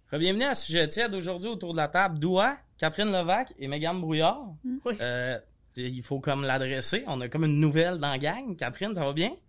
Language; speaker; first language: French; native; French